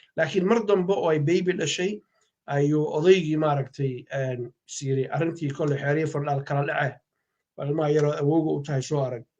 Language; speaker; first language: Somali; native; Somali